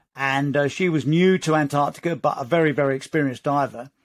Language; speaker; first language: English; native; English